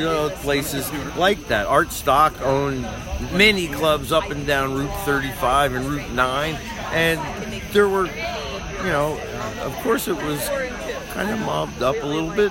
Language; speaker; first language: English; native; English